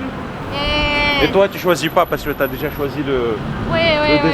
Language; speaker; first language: French; native; French